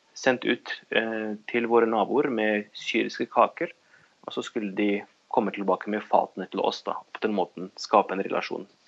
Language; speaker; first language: Norwegian; early bilingual, other home language; Kurdish